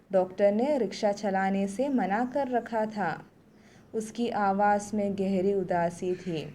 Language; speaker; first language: Hindi; non-native, local second language; Malayalam